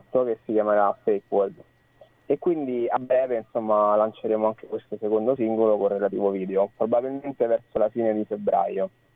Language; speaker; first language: Italian; native; Italian